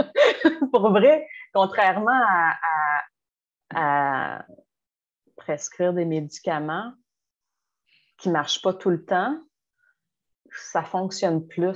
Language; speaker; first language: French; native; French